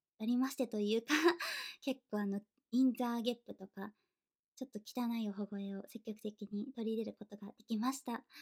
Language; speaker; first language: Japanese; native; Japanese